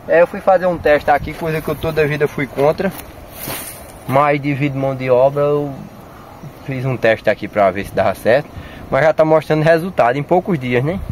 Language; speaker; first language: Portuguese; native; Portuguese